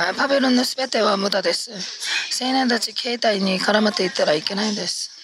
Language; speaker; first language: Japanese; non-native, fluent; Korean